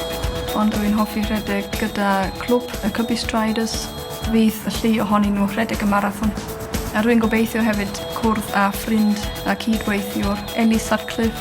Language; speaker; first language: Welsh; non-native, fluent; German